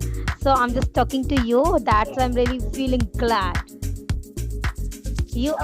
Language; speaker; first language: English; non-native, learner; Hindi